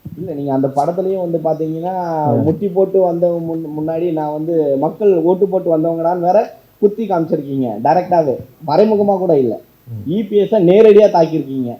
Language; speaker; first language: Tamil; native; Tamil